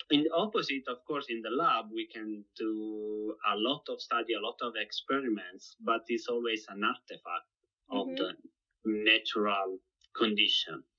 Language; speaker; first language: English; non-native, fluent; Italian